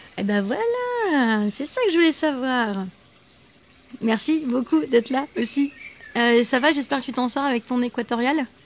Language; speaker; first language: French; native; French